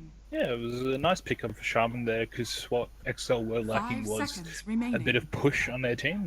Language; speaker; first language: English; native; English